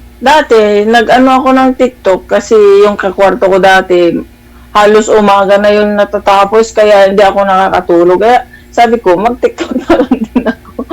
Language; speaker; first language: Filipino; non-native, local second language; Iloko